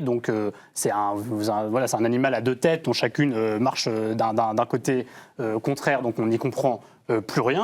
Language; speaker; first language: French; native; French